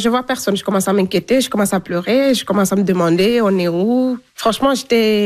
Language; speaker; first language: French; non-native, local second language; Fula